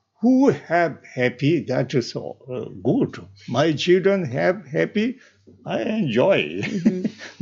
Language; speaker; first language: English; non-native, learner; Tibetan